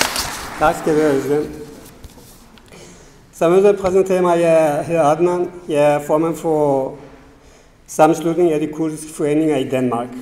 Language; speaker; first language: Danish; non-native, fluent; Kurdish